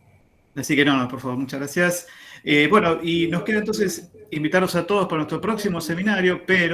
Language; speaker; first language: Spanish; native; Spanish